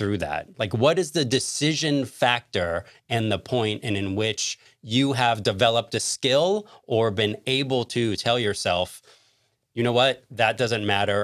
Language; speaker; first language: English; native; English